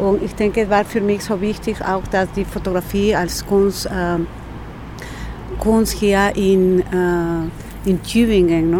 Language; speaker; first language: German; non-native, learner; Spanish